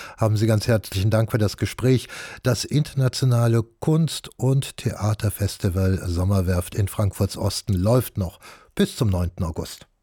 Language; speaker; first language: German; native; German